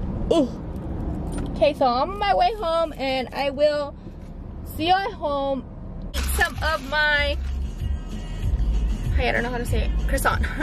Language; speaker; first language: English; early bilingual, other home language; Spanish